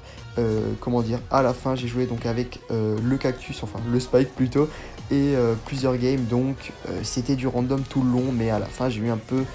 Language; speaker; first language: French; native; French